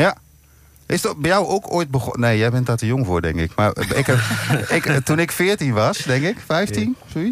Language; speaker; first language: Dutch; native; Dutch